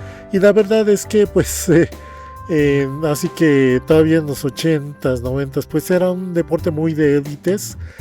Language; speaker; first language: Spanish; native; Spanish